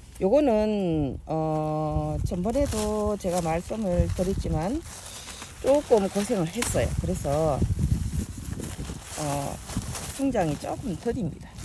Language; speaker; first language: Korean; native; Korean